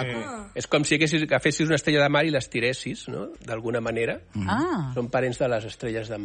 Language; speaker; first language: Catalan; native; Catalan